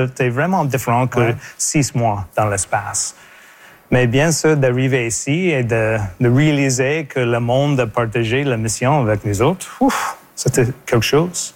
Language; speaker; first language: French; non-native, local second language; English